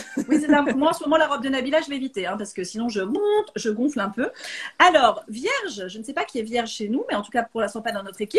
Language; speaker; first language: French; native; French